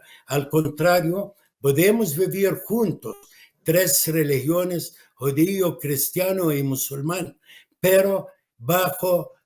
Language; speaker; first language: Spanish; non-native, fluent; Arabic